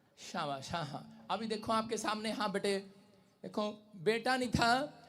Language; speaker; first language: Hindi; non-native, local second language; Punjabi